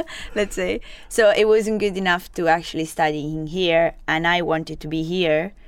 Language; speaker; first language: English; non-native, fluent; Italian